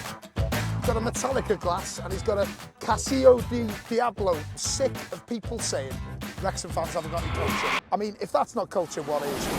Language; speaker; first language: English; native; English